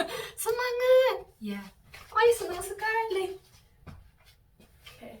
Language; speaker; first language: Indonesian; non-native, fluent; Korean